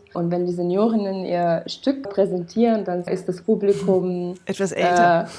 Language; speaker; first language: German; non-native, fluent; Romanian